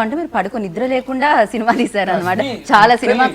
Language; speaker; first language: Telugu; native; Telugu